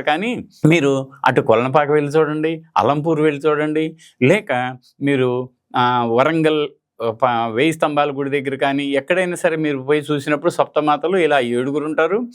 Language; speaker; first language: Telugu; native; Telugu